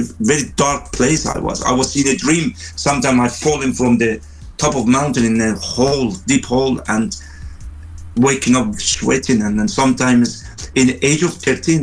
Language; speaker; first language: English; non-native, fluent; Persian